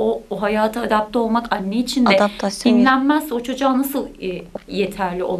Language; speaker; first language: Turkish; native; Turkish